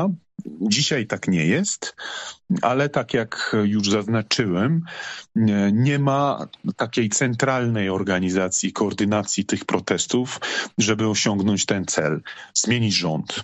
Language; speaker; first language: Polish; non-native, fluent; Georgian